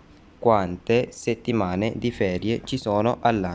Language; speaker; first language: Italian; non-native, learner; Urdu